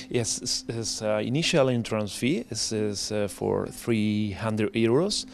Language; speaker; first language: English; non-native, learner; Spanish